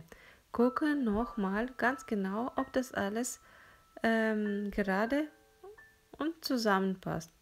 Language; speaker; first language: German; non-native, fluent; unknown